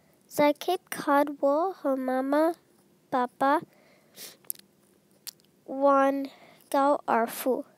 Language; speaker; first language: Chinese; non-native, learner; English